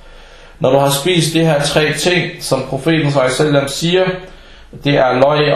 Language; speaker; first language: Danish; early bilingual, other home language; Arabic